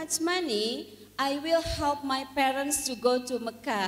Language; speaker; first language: English; non-native, fluent; Indonesian